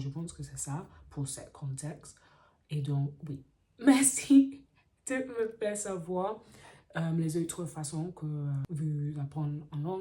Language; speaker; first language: French; non-native, learner; English